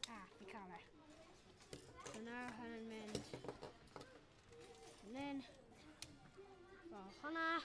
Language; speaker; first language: Welsh; non-native, local second language; English